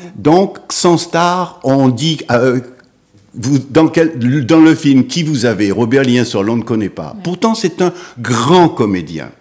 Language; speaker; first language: French; native; French